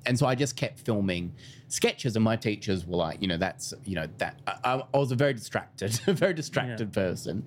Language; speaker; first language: English; native; English